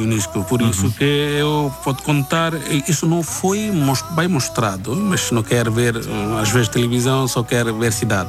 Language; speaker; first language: Portuguese; non-native, learner; Bangla